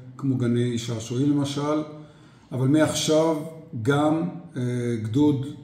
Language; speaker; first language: Hebrew; native; Hebrew